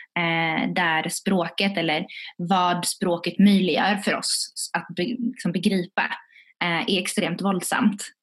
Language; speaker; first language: Swedish; early bilingual, other home language; Tigrinya